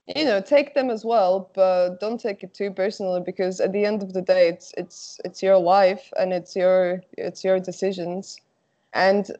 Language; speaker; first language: English; non-native, fluent; Slovak